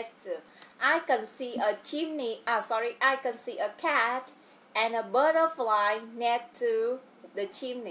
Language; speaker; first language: English; non-native, fluent; Vietnamese